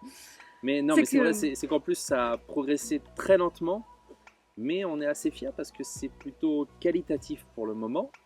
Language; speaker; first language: French; native; French